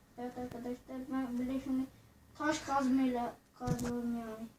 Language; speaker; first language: Turkish; native; Turkish